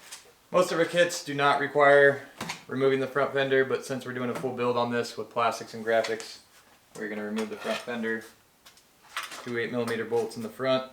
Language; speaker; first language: English; native; English